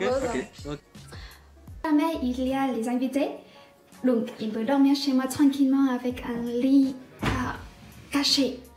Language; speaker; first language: French; non-native, learner; Vietnamese